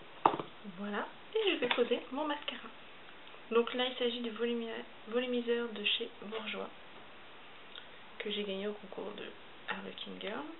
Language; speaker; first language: French; native; French